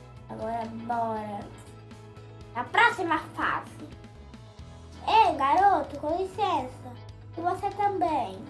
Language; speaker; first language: Portuguese; native; Portuguese